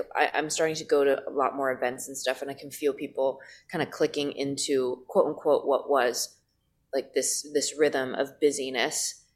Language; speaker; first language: English; native; English